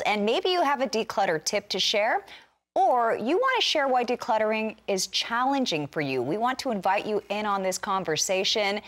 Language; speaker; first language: English; native; English